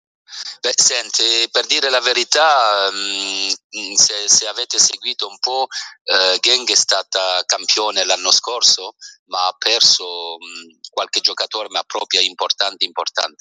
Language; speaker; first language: Italian; early bilingual, heritage; French